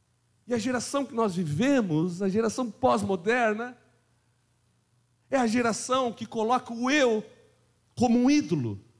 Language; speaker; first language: Portuguese; native; Portuguese